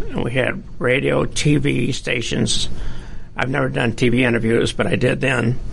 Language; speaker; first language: English; native; English